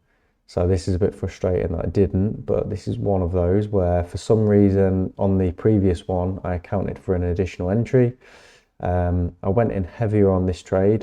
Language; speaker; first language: English; native; English